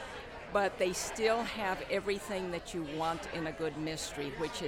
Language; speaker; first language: English; non-native, fluent; Spanish